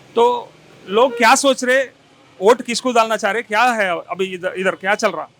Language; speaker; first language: Hindi; non-native, local second language; Telugu